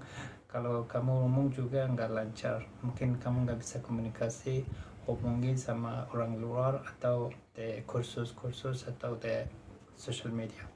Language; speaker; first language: Indonesian; non-native, fluent; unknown